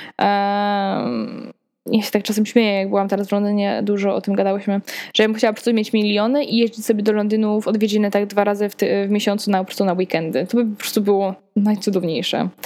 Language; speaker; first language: Polish; early bilingual, heritage; Polish